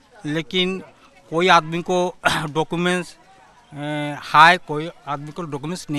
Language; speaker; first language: Hindi; non-native, local second language; Bangla